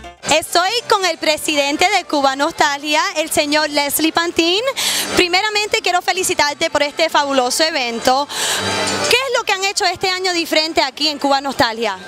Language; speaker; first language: Spanish; early bilingual, heritage; Spanish